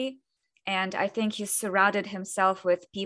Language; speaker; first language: English; non-native, fluent; Russian